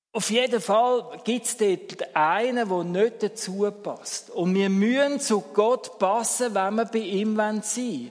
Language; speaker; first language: German; native; German